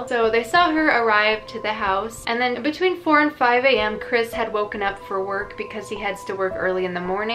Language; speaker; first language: English; native; English